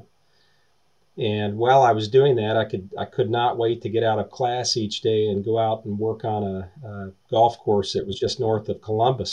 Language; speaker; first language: English; native; English